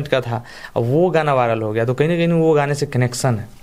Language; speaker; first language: Hindi; native; Hindi